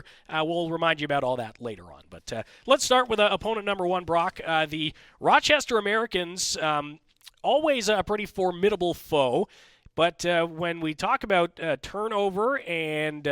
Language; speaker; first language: English; native; English